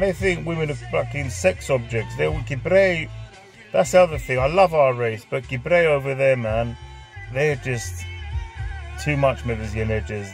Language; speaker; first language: English; early bilingual, other home language; Greek